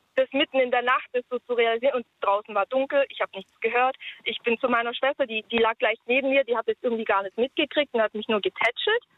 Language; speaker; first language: German; native; German